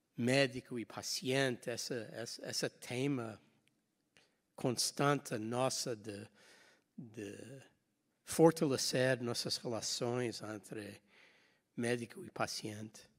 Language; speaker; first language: Portuguese; non-native, fluent; English